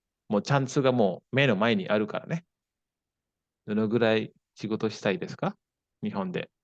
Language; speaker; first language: Japanese; non-native, fluent; Indonesian